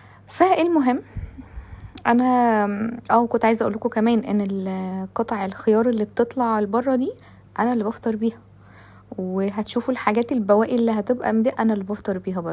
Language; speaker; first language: Arabic; native; Arabic